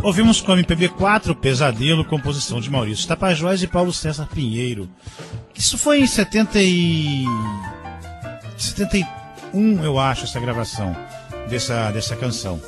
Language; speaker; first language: Portuguese; native; Portuguese